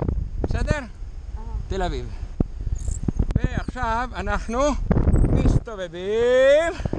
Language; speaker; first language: Hebrew; native; Hebrew